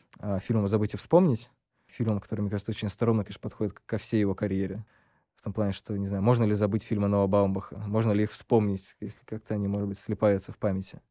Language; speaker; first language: Russian; native; Russian